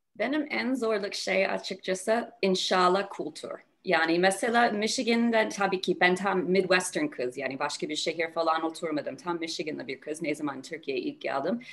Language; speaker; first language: Turkish; non-native, learner; English